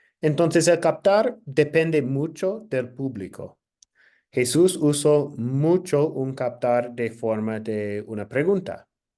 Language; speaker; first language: Spanish; non-native, fluent; English